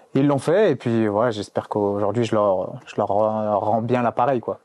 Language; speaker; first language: French; native; French